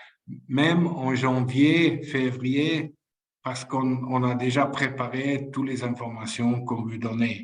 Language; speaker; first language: French; non-native, fluent; Spanish